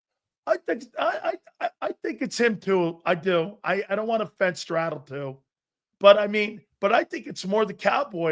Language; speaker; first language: English; native; English